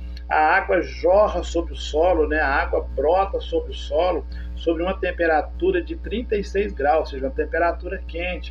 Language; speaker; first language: Portuguese; native; Portuguese